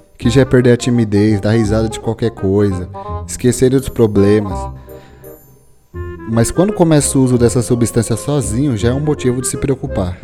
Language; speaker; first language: Portuguese; native; Portuguese